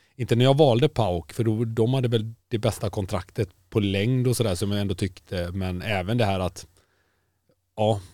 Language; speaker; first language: Swedish; native; Swedish